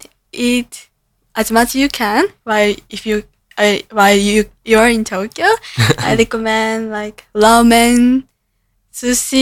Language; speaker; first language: English; non-native, learner; Japanese